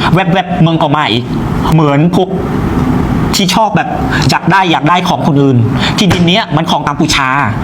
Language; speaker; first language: Thai; non-native, fluent; Khmer